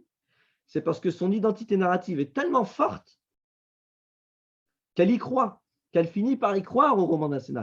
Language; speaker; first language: French; native; French